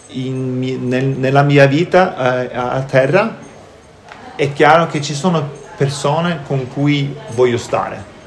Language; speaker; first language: Italian; non-native, fluent; Norwegian